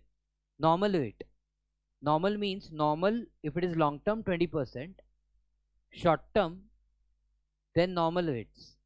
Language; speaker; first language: English; non-native, local second language; Hindi